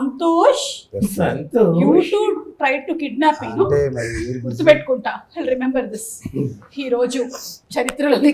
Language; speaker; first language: Telugu; native; Telugu